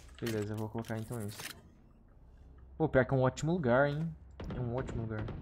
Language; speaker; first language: Portuguese; native; Portuguese